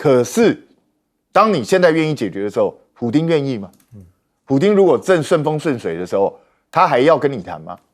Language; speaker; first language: Chinese; native; Chinese